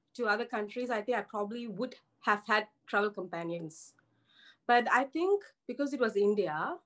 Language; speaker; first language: English; non-native, local second language; Telugu